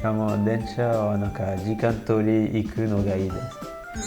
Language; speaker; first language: Japanese; non-native, learner; French